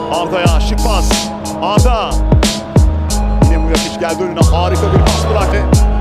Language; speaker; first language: Turkish; native; Turkish